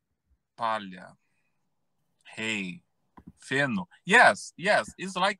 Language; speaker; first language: English; non-native, learner; Portuguese